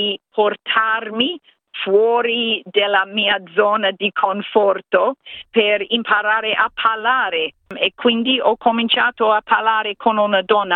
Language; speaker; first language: Italian; non-native, fluent; English